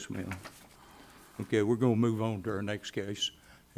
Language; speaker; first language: English; native; English